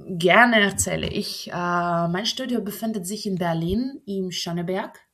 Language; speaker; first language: German; non-native, fluent; Russian